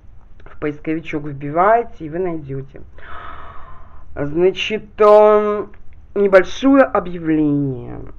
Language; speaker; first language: Russian; native; Russian